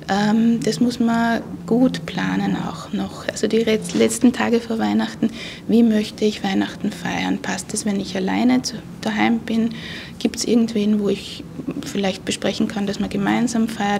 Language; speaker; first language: German; native; German